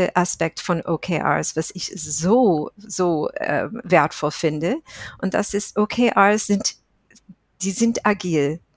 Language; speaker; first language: German; non-native, fluent; English